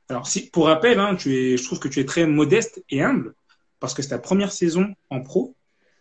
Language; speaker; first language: French; native; French